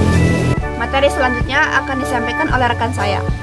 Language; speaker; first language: Indonesian; native; Indonesian